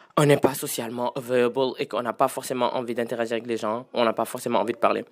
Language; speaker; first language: French; non-native, local second language; Wolof